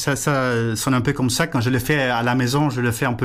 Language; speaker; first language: French; non-native, fluent; Spanish